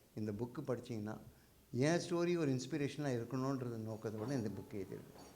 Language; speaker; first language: Tamil; non-native, local second language; Hindi